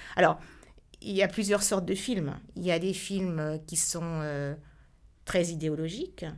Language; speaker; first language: French; native; French